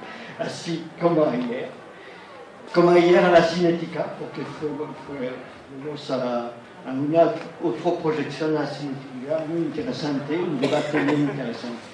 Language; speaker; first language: Spanish; non-native, learner; French